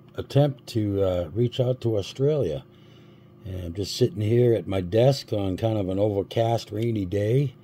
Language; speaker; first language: English; native; English